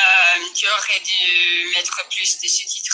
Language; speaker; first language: French; non-native, learner; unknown